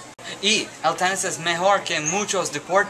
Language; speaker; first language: Spanish; non-native, learner; English